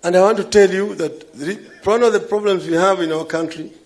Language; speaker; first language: English; non-native, local second language; Luo (Kenya and Tanzania)